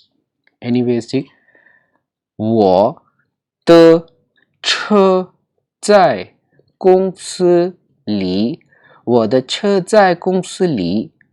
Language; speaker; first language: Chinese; non-native, learner; Urdu